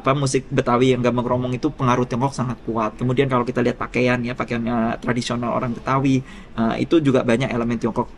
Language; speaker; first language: Indonesian; native; Indonesian